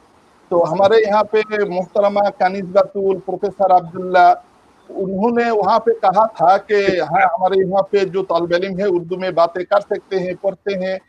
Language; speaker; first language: Urdu; non-native, local second language; Bangla